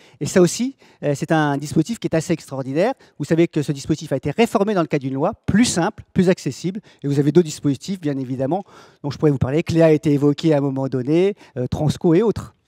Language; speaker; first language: French; native; French